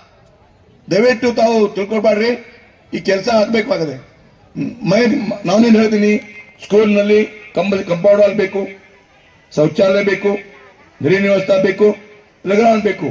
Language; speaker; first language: Kannada; non-native, local second language; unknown